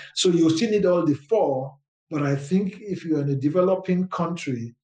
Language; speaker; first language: English; non-native, local second language; Yoruba